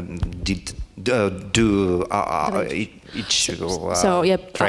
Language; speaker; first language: English; non-native, learner; Russian